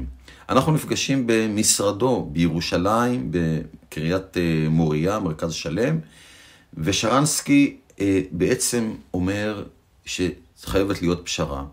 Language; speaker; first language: Hebrew; native; Hebrew